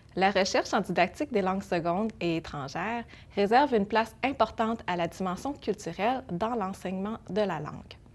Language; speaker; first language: French; early bilingual, other home language; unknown